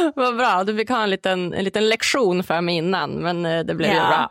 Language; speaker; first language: Swedish; native; Swedish